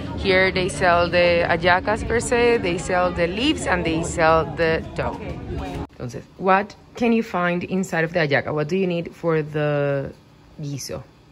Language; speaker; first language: English; non-native, fluent; Spanish